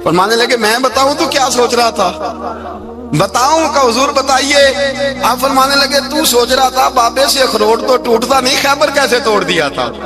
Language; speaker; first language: Urdu; native; Urdu